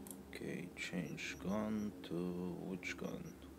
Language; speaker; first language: English; non-native, fluent; Lithuanian